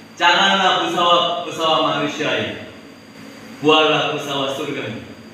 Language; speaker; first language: Indonesian; non-native, fluent; Korean